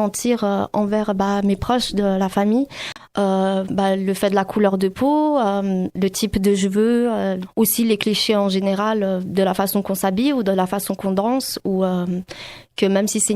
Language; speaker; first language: French; native; French